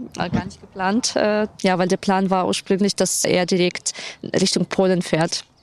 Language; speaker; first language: German; non-native, fluent; Ukrainian